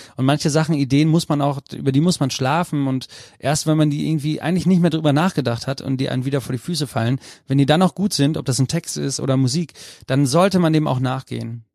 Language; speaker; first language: German; native; German